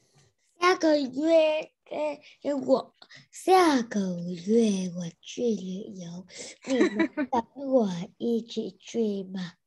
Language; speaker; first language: Chinese; non-native, learner; Vietnamese